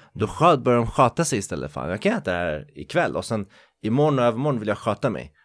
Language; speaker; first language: Swedish; early bilingual, other home language; Kurdish